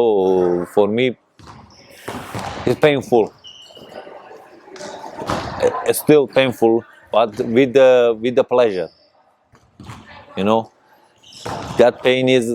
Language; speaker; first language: English; non-native, learner; Persian